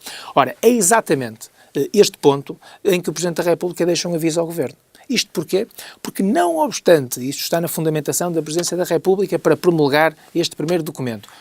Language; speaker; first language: Portuguese; native; Portuguese